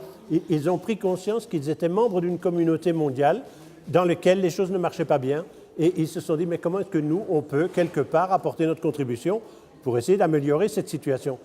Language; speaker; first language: French; native; French